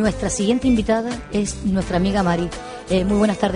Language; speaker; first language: Spanish; native; Spanish